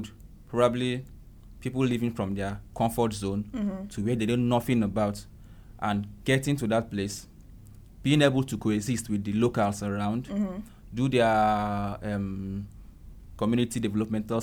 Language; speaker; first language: English; non-native, local second language; Igbo